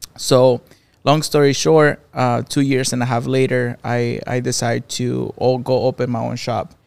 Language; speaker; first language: English; non-native, fluent; Spanish